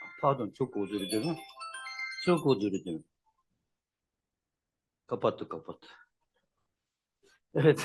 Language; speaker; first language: Turkish; non-native, learner; Japanese